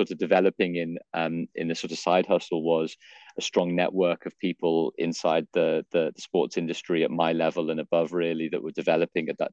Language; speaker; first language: English; native; English